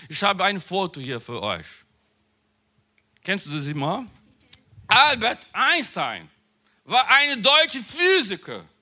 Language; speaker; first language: German; non-native, learner; Portuguese